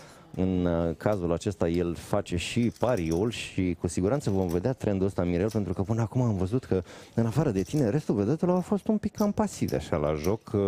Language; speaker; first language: Romanian; native; Romanian